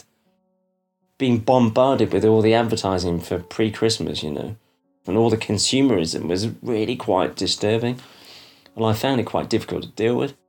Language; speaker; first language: English; native; English